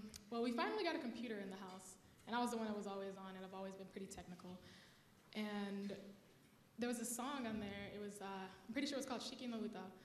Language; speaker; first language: English; native; English